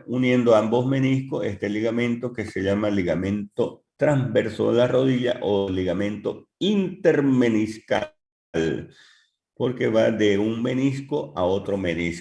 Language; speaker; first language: Spanish; native; Spanish